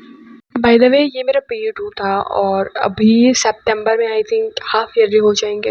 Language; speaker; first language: Hindi; native; Hindi